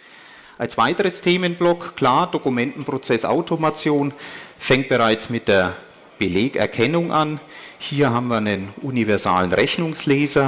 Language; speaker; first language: German; native; German